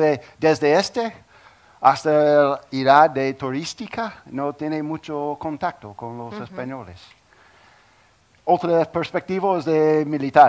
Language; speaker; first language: Spanish; non-native, learner; English